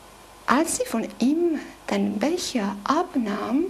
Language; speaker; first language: German; non-native, fluent; Polish